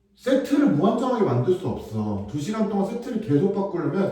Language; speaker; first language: Korean; native; Korean